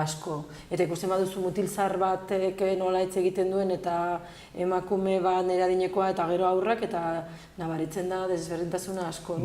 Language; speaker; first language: Basque; non-native, local second language; Spanish